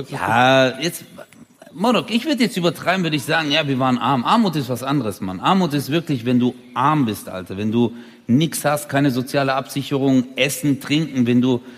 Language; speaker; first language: German; early bilingual, other home language; Turkish